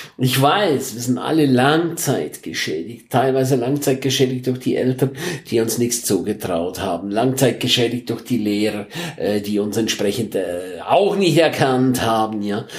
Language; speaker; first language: German; non-native, local second language; Romansh